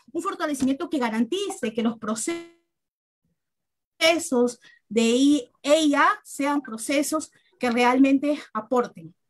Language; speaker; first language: Spanish; native; Spanish